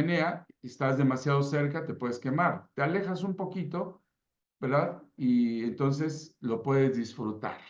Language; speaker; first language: Spanish; native; Spanish